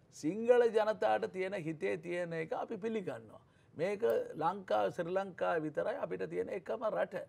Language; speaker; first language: Sinhala; non-native, local second language; Tamil